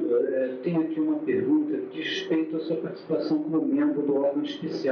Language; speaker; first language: Portuguese; native; Portuguese